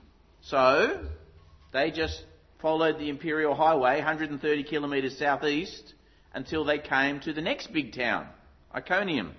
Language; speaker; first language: English; native; English